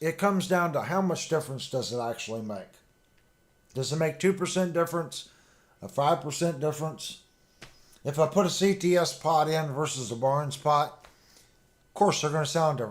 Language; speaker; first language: English; native; English